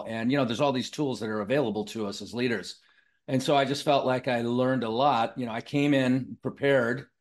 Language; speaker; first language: English; native; English